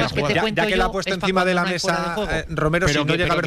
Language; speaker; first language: Spanish; native; Spanish